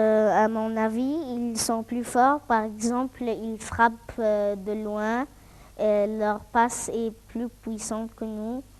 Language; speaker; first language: French; non-native, fluent; Arabic